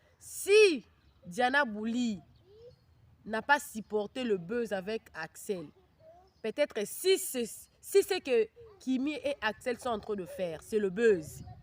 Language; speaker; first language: French; non-native, local second language; Lingala